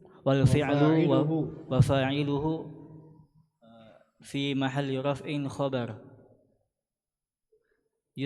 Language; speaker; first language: Arabic; non-native, learner; Indonesian